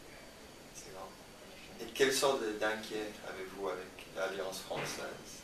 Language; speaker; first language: French; non-native, learner; English